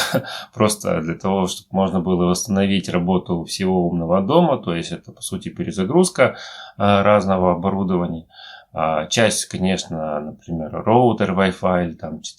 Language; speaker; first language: Russian; native; Russian